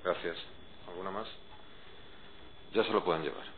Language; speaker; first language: Spanish; native; Spanish